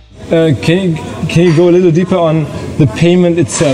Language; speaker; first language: English; non-native, fluent; German